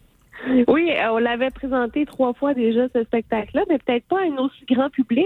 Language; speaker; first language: French; native; French